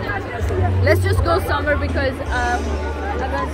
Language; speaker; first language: English; native; English